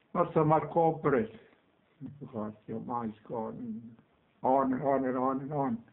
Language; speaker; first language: English; non-native, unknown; Thai